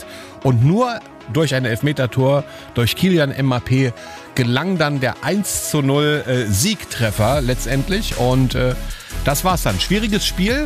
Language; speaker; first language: German; native; German